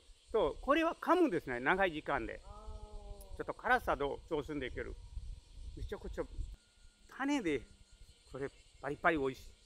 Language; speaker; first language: Japanese; non-native, fluent; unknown